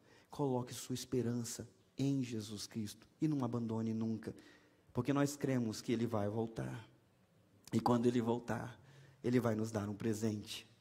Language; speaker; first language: Portuguese; native; Portuguese